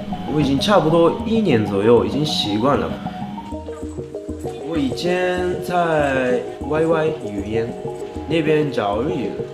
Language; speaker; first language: Chinese; non-native, learner; Japanese